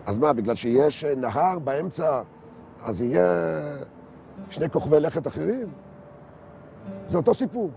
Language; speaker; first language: Hebrew; native; Hebrew